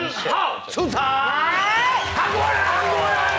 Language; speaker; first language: Chinese; native; Chinese